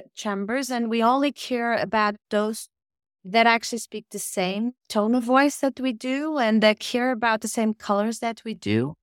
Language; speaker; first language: English; non-native, fluent; Portuguese